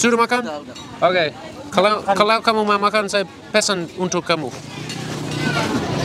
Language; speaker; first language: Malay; non-native, learner; English